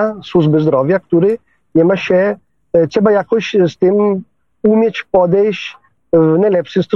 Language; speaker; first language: Polish; non-native, fluent; Italian